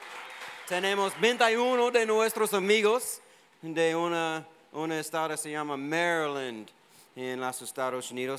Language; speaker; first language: Spanish; non-native, fluent; English